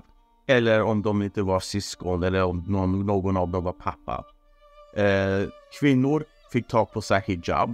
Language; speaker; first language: Swedish; non-native, fluent; Persian